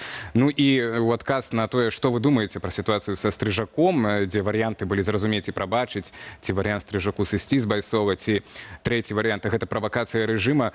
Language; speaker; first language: Belarusian; native; Belarusian